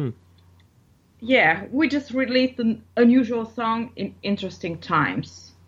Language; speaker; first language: English; non-native, fluent; Bulgarian